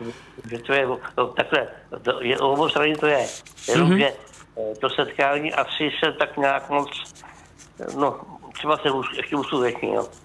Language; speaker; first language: Czech; native; Czech